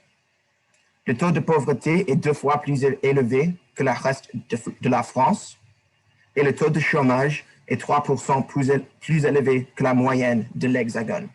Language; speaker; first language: French; non-native, learner; English